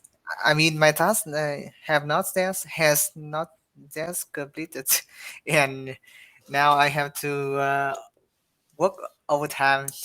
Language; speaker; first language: English; non-native, learner; Vietnamese